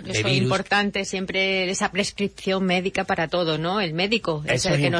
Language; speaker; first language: Spanish; native; Spanish